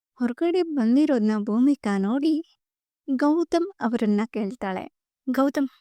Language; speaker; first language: Kannada; native; Kannada